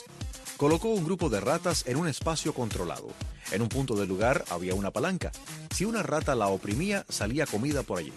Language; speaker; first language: Spanish; native; Spanish